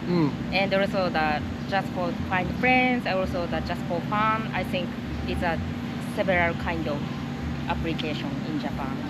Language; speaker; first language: English; non-native, learner; Japanese